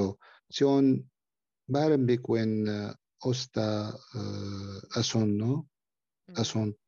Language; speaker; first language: Finnish; non-native, learner; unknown